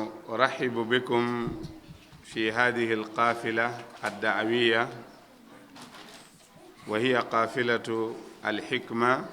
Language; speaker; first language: Arabic; non-native, fluent; Wolof